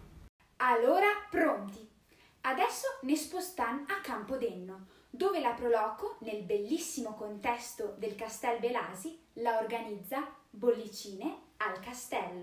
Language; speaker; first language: Italian; native; Italian